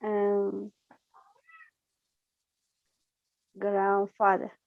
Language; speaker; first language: English; non-native, learner; Spanish